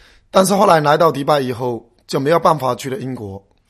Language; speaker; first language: Chinese; native; Chinese